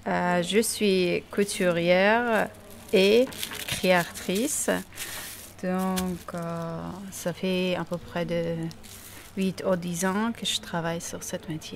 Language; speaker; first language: French; non-native, fluent; Persian